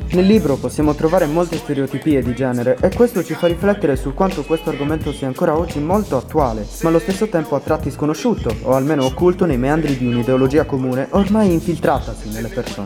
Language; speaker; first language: Italian; native; Italian